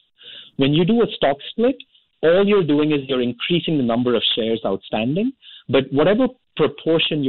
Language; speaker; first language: English; non-native, local second language; Hindi